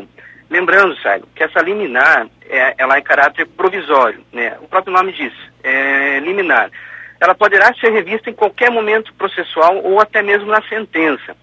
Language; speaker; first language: Portuguese; native; Portuguese